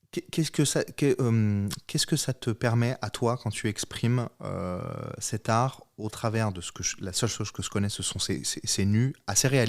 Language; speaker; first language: French; native; French